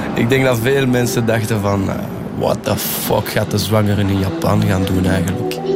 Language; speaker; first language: Dutch; native; Dutch